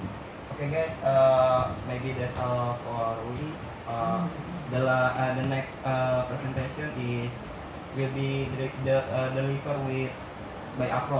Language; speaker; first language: English; non-native, learner; Indonesian